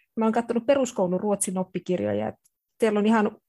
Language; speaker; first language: Finnish; native; Finnish